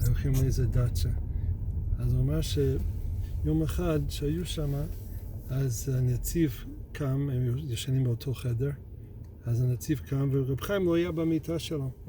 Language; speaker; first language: Hebrew; non-native, fluent; English